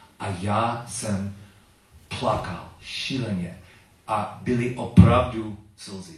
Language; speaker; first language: Czech; non-native, learner; English